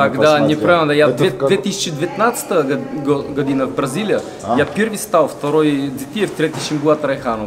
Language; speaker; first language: Russian; non-native, learner; Bulgarian